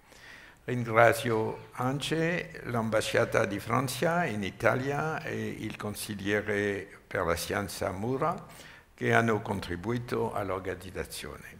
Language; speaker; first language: Italian; non-native, learner; French